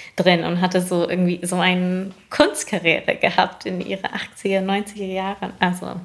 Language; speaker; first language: German; non-native, fluent; English